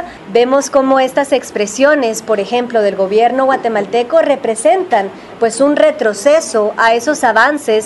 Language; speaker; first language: Spanish; native; Spanish